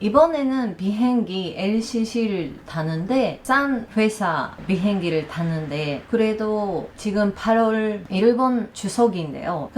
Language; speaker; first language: Korean; non-native, learner; Japanese